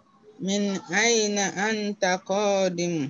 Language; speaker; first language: Arabic; non-native, learner; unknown